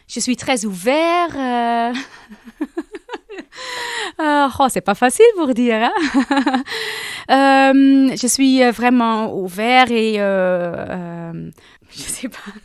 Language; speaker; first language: French; non-native, local second language; Dutch